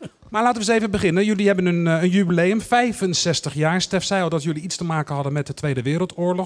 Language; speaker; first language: Dutch; native; Dutch